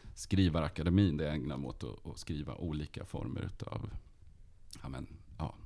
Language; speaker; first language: Swedish; native; Swedish